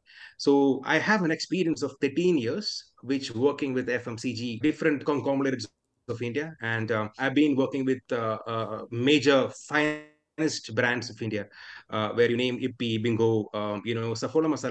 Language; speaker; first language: English; non-native, local second language; Malayalam